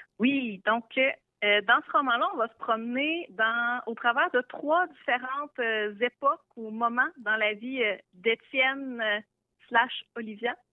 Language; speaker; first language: French; native; French